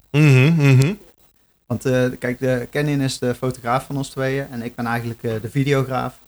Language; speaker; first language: Dutch; native; Dutch